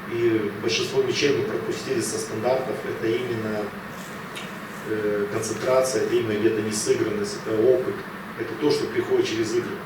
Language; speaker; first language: Russian; native; Russian